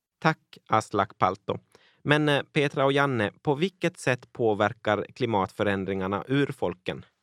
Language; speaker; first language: Swedish; native; Swedish